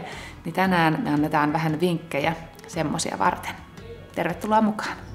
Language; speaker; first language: Finnish; native; Finnish